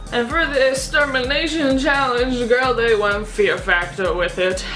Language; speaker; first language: English; native; English